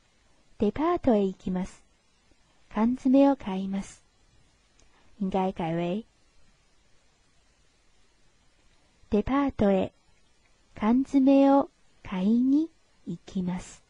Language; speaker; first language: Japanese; non-native, fluent; Chinese